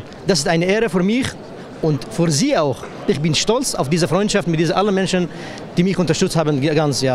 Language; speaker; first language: German; non-native, fluent; Kurdish